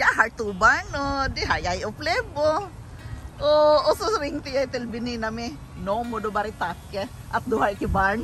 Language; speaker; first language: Norwegian; non-native, learner; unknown